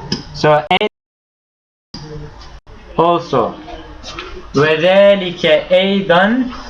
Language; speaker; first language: Arabic; non-native, fluent; Turkish